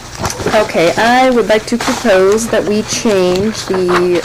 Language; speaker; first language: English; native; English